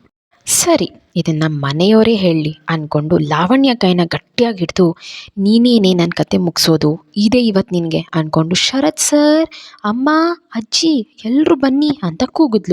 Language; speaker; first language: Kannada; native; Kannada